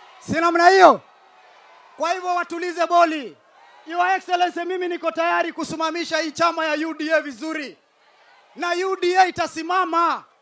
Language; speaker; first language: Swahili; native; Swahili